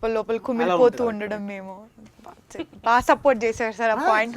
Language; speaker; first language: Telugu; native; Telugu